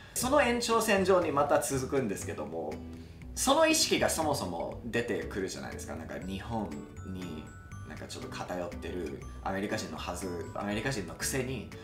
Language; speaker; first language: Japanese; non-native, fluent; English